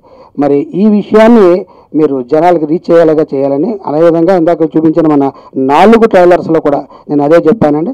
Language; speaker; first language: Telugu; native; Telugu